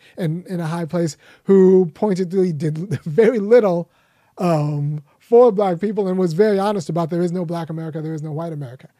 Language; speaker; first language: English; early bilingual, other home language; Akan